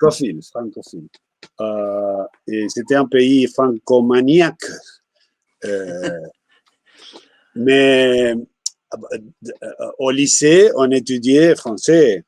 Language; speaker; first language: French; non-native, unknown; Spanish